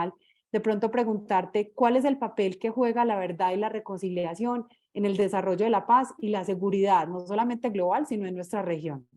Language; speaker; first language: Spanish; native; Spanish